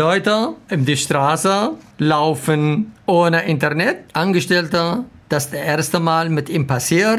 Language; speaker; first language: German; non-native, learner; Arabic